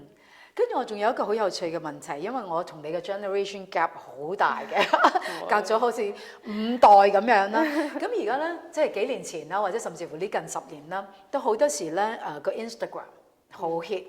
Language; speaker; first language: Cantonese; native; Cantonese